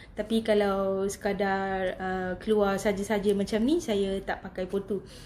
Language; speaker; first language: Malay; non-native, local second language; Tamil